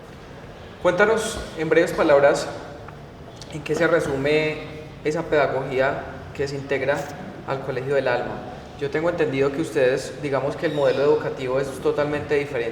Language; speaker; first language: Spanish; native; Spanish